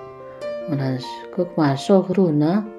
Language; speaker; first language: German; non-native, learner; Indonesian